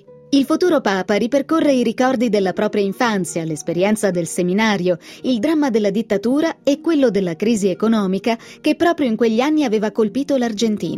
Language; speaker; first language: Italian; native; Italian